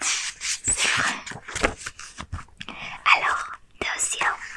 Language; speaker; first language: French; non-native, learner; Thai